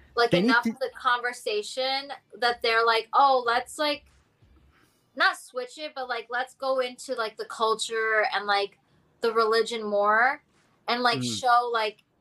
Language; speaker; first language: English; early bilingual, other home language; Hindi